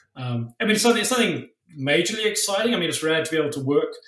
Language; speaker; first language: English; native; English